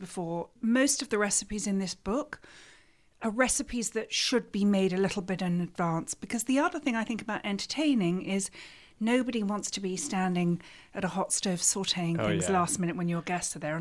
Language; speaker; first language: English; native; English